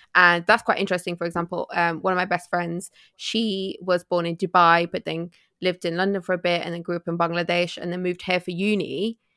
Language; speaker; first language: English; early bilingual, other home language; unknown